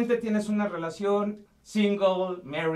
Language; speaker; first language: Spanish; native; Spanish